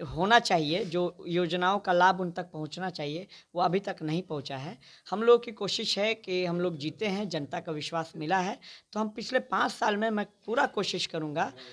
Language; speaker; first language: Hindi; native; Hindi